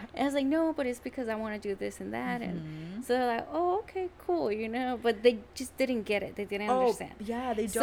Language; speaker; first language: English; early bilingual, other home language; Spanish